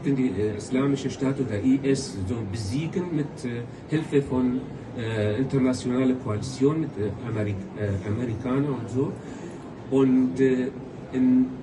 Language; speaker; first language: German; non-native, local second language; Kurdish